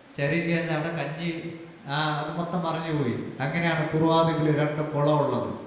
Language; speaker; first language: Malayalam; non-native, local second language; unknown